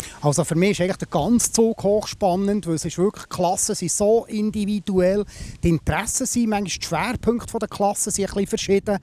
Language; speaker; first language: German; native; German